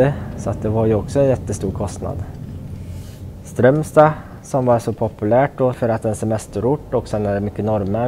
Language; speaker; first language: Swedish; native; Swedish